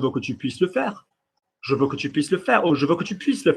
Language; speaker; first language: French; non-native, fluent; English